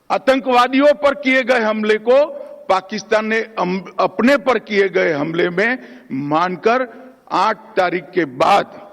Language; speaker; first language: Hindi; non-native, local second language; Gujarati